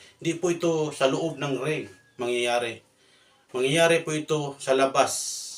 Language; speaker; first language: Filipino; non-native, local second language; Cebuano